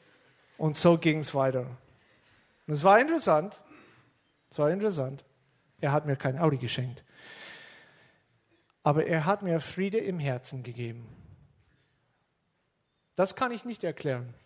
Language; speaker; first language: German; non-native, fluent; English